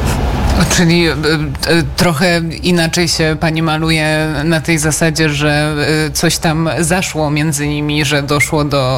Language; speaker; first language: Polish; native; Polish